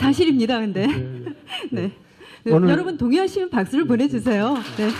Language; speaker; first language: Korean; native; Korean